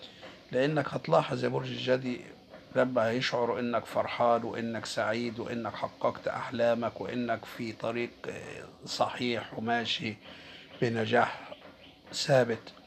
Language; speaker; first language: Arabic; native; Arabic